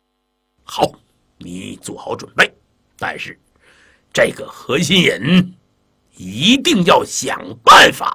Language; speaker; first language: Chinese; native; Chinese